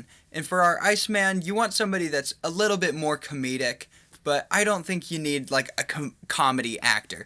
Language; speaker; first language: English; native; English